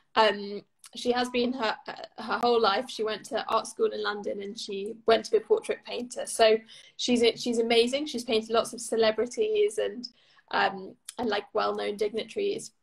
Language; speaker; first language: English; native; English